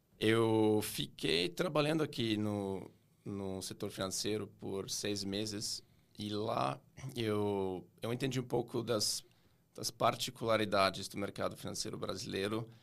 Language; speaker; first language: Portuguese; non-native, fluent; German